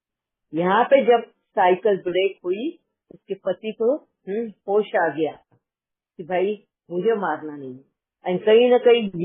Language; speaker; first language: Hindi; native; Hindi